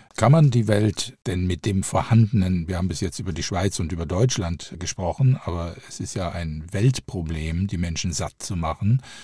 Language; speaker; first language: German; native; German